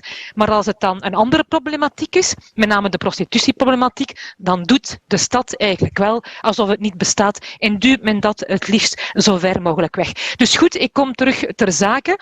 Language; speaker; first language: Dutch; native; Dutch